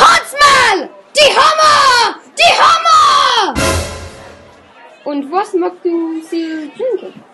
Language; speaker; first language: German; non-native, learner; English